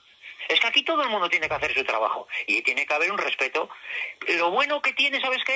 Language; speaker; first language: Spanish; native; Spanish